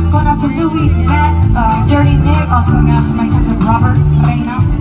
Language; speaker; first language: English; early bilingual, other home language; Spanish